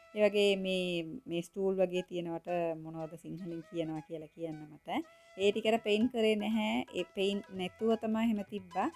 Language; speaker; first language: Sinhala; non-native, local second language; Tamil